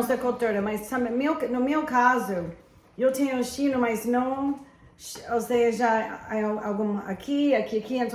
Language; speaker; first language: Portuguese; non-native, fluent; English